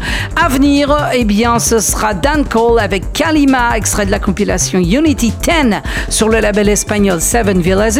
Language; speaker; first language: French; native; French